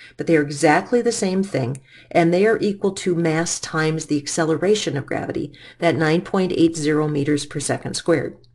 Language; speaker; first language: English; native; English